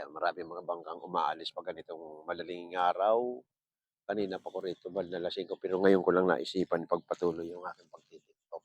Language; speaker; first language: Filipino; native; Filipino